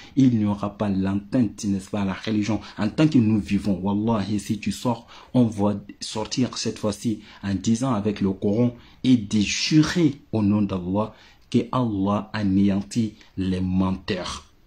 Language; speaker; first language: French; non-native, local second language; Bambara